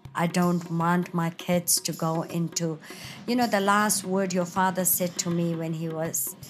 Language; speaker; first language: English; non-native, fluent; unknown